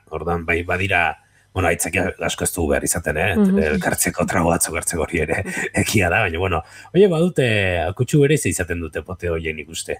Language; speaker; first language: Basque; native; Basque